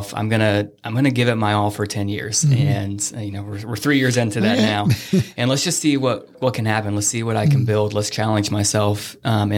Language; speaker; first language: English; native; English